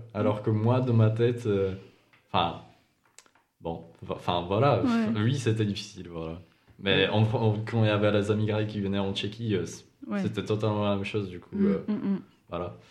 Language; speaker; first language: French; non-native, fluent; Czech